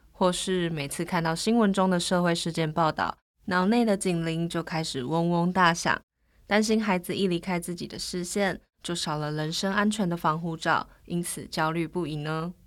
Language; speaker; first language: Chinese; native; Chinese